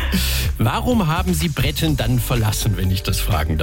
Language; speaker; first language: German; native; German